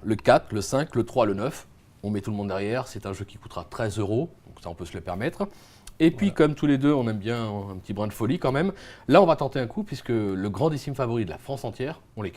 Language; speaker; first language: French; native; French